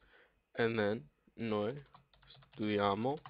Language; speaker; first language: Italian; non-native, learner; English